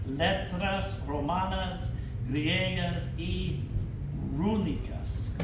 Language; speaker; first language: Spanish; non-native, fluent; English